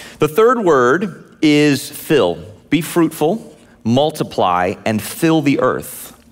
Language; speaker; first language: English; native; English